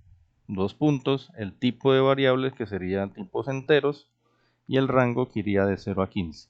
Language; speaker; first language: Spanish; native; Spanish